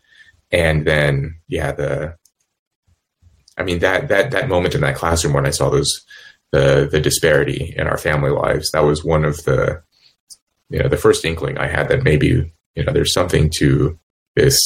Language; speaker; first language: English; native; English